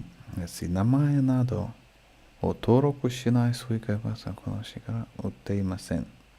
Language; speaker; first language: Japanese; non-native, learner; English